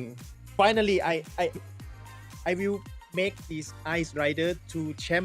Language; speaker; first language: English; non-native, learner; Thai